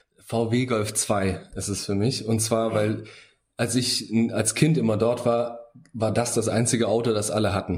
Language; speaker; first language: German; early bilingual, other home language; Bosnian